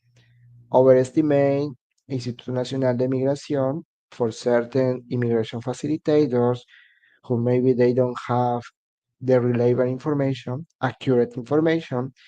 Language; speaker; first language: English; non-native, learner; Spanish